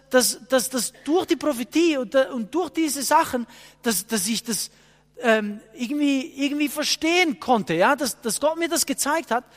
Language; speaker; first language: German; non-native, fluent; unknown